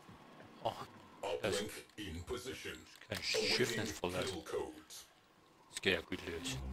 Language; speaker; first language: German; native; German